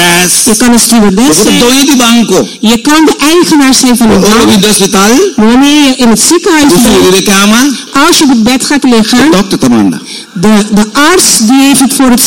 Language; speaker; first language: Dutch; non-native, local second language; Papiamento